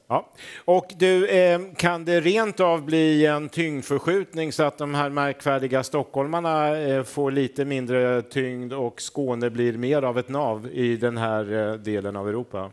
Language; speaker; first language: Swedish; native; Swedish